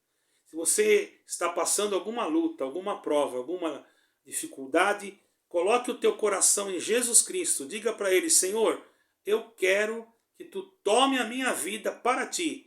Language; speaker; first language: Portuguese; native; Portuguese